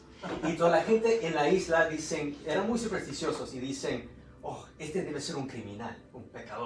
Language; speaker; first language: Spanish; early bilingual, heritage; Spanish